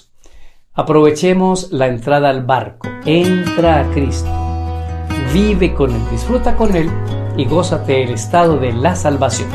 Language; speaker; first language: Spanish; native; Spanish